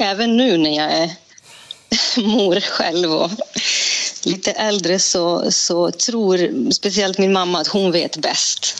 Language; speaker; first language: Swedish; non-native, fluent; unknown